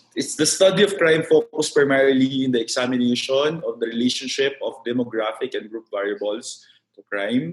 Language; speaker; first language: English; non-native, local second language; Filipino